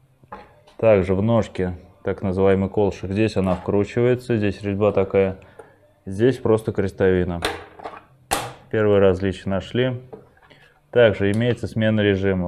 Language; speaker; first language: Russian; native; Russian